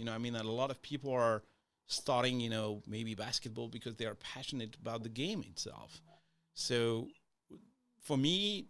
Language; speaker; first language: English; non-native, fluent; French